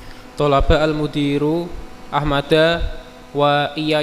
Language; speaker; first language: Arabic; non-native, learner; Indonesian